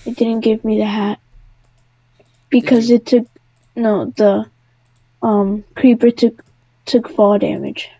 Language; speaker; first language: English; native; English